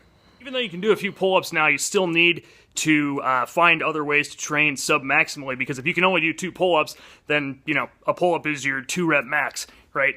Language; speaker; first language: English; native; English